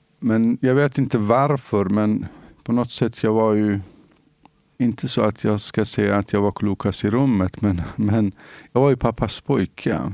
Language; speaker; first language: Swedish; non-native, fluent; Central Kurdish